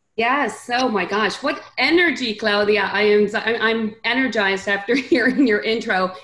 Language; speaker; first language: English; early bilingual, other home language; Spanish